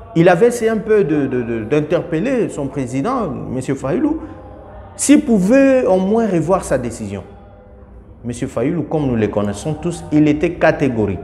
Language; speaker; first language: French; non-native, local second language; Lingala